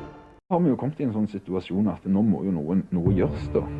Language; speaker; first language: Norwegian; native; Norwegian